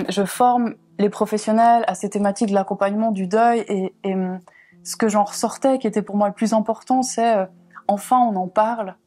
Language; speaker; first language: French; native; French